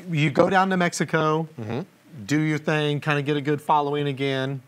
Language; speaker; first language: English; native; English